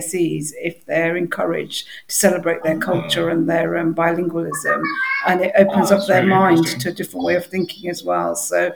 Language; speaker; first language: English; native; English